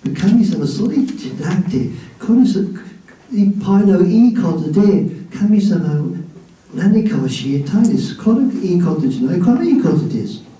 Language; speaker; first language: Japanese; non-native, fluent; English